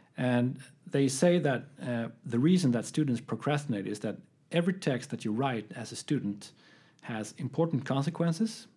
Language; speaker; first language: English; non-native, fluent; Swedish